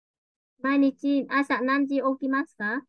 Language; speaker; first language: Japanese; non-native, fluent; Vietnamese